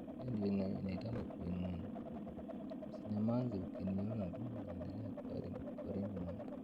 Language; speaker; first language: Swahili; native; Swahili